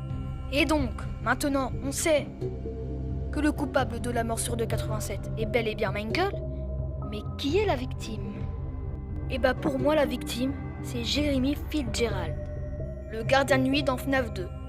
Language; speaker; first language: French; native; French